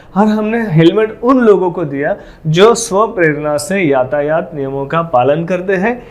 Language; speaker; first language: Hindi; non-native, local second language; Marathi